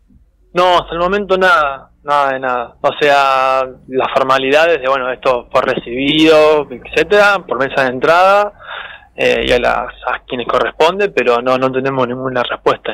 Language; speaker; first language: Spanish; native; Spanish